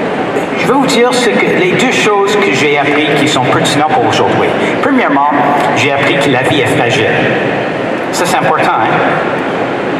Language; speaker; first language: French; non-native, fluent; English